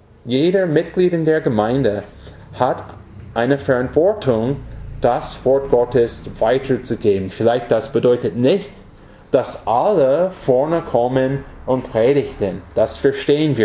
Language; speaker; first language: German; non-native, fluent; English